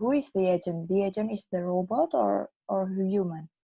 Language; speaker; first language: English; non-native, fluent; Indonesian